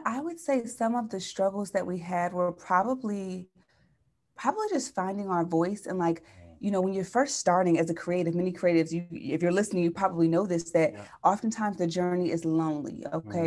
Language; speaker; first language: English; native; English